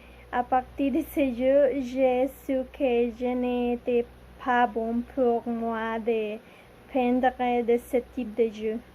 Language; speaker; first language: French; non-native, learner; Spanish